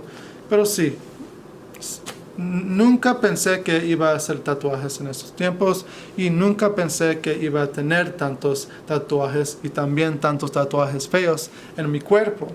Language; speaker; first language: Spanish; non-native, fluent; English